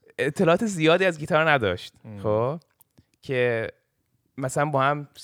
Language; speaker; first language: Persian; early bilingual, heritage; Persian